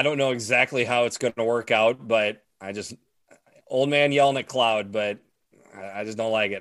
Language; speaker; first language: English; native; English